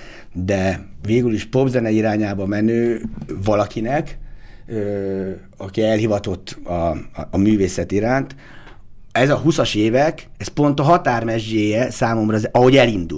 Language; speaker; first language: Hungarian; native; Hungarian